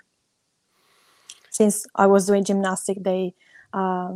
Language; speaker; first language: English; non-native, fluent; Italian